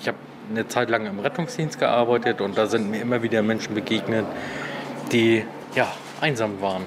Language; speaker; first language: German; native; German